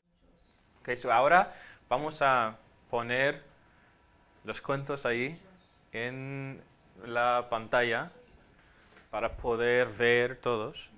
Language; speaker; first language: Spanish; non-native, fluent; English